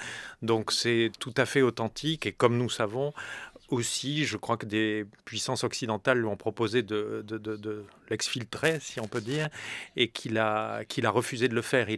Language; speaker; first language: French; native; French